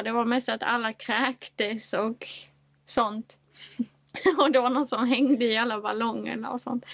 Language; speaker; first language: Swedish; native; Swedish